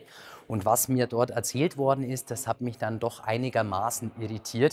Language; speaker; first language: German; native; German